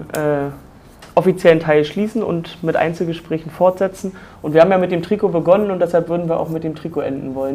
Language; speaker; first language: German; native; German